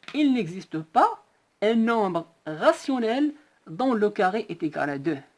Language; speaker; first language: French; non-native, local second language; Arabic